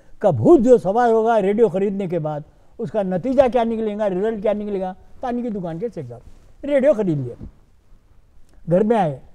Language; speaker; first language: Hindi; non-native, local second language; Urdu